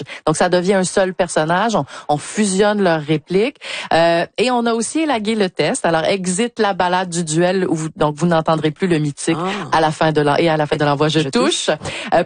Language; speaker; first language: French; native; French